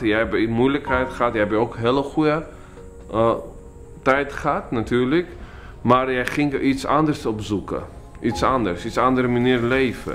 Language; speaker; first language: Dutch; non-native, fluent; Georgian